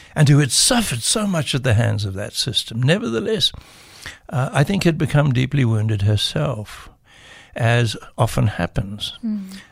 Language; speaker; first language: English; native; English